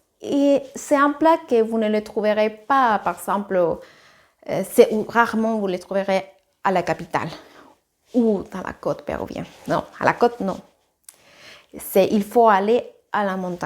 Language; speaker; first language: French; non-native, fluent; Spanish